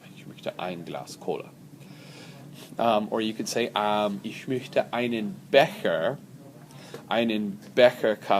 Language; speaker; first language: German; non-native, fluent; English